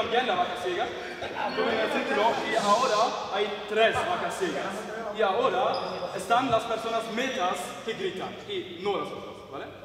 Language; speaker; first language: Spanish; non-native, learner; German